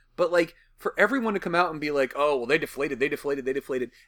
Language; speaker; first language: English; native; English